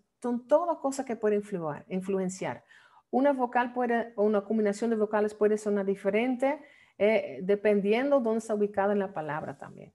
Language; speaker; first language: Spanish; non-native, fluent; Dutch